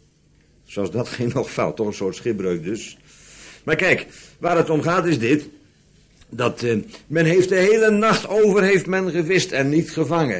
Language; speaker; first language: Dutch; native; Dutch